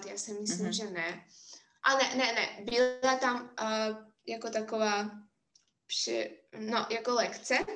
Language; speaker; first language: Czech; non-native, fluent; Russian